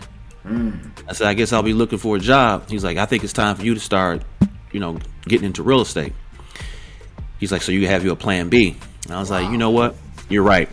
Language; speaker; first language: English; native; English